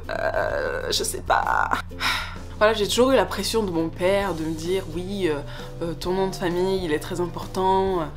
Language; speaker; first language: French; native; French